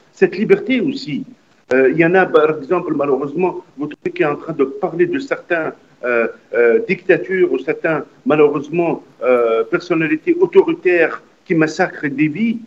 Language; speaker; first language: French; non-native, local second language; Arabic